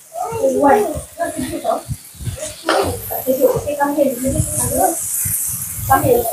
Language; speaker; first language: English; non-native, local second language; Malay